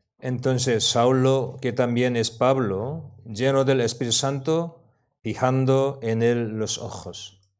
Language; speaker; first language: Spanish; non-native, learner; Korean